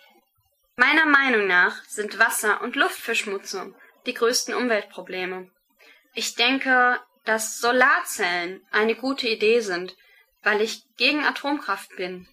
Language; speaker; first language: German; non-native, learner; English